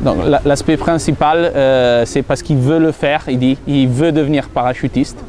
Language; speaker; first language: French; non-native, fluent; Italian